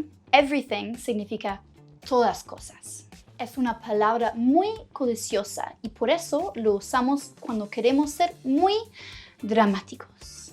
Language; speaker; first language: Spanish; non-native, fluent; English